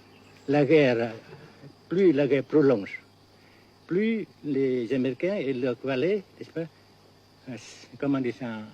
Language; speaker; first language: French; non-native, fluent; Vietnamese